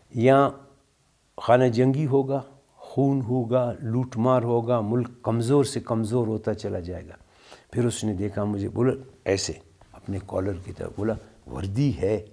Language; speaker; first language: Urdu; non-native, local second language; Brahui